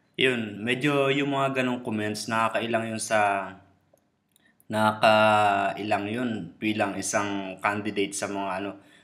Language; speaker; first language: Filipino; native; Filipino